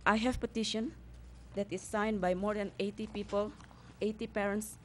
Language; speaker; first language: English; non-native, fluent; Indonesian